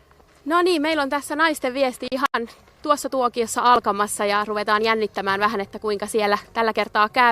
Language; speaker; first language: Finnish; native; Finnish